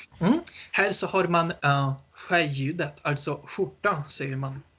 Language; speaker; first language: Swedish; non-native, learner; Polish